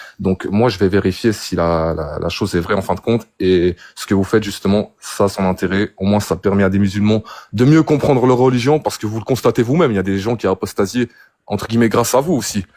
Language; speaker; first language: French; early bilingual, other home language; Arabic